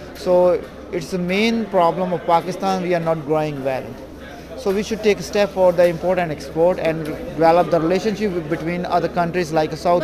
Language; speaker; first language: English; non-native, local second language; Urdu